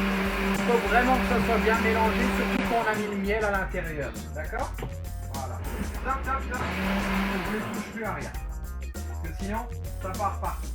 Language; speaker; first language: French; native; French